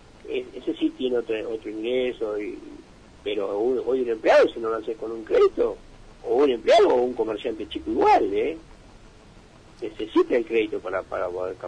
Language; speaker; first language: Spanish; native; Spanish